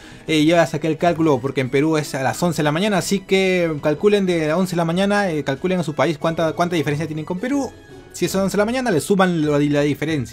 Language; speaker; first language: Spanish; native; Spanish